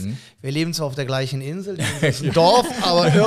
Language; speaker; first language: German; native; German